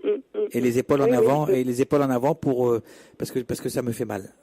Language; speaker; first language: French; native; French